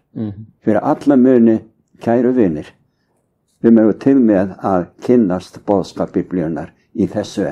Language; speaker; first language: Icelandic; native; Icelandic